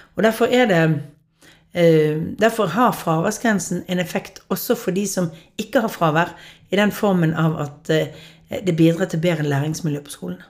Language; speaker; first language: Norwegian; native; Norwegian